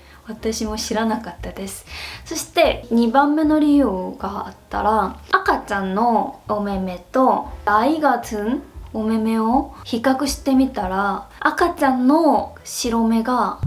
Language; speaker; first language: Japanese; non-native, fluent; Korean